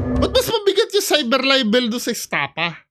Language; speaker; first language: Filipino; native; Filipino